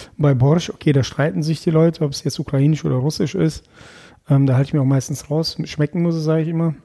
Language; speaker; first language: German; early bilingual, other home language; Russian